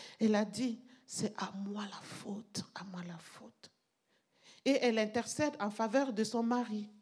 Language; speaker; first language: French; non-native, local second language; Mossi